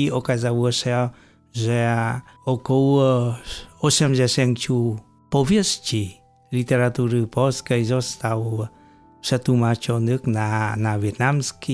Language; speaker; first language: Polish; non-native, fluent; Vietnamese